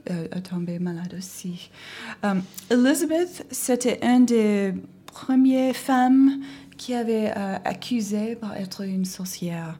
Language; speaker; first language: French; non-native, learner; English